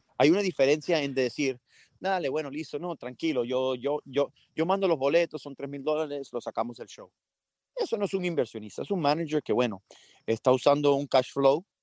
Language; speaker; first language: Spanish; early bilingual, heritage; Spanish